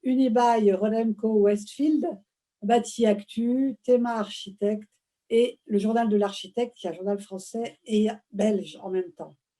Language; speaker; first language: French; native; French